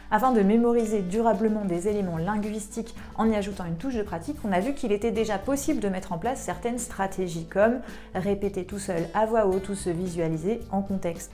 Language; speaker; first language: French; native; French